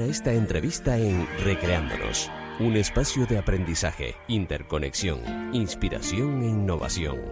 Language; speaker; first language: Spanish; native; Spanish